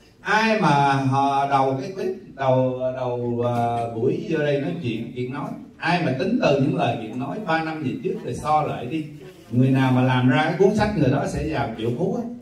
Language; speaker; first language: Vietnamese; native; Vietnamese